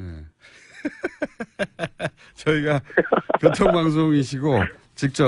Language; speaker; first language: Korean; native; Korean